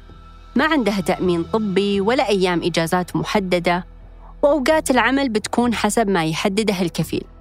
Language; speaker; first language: Arabic; native; Arabic